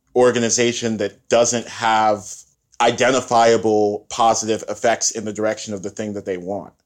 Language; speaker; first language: English; early bilingual, other home language; Yoruba